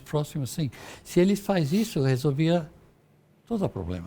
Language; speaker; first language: Portuguese; non-native, fluent; English